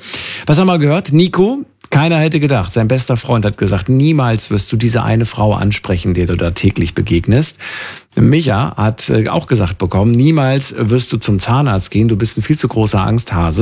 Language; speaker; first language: German; native; German